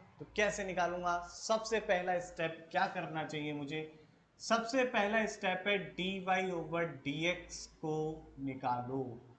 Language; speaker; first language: Hindi; native; Hindi